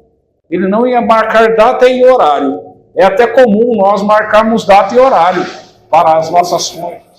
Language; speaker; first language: Portuguese; native; Portuguese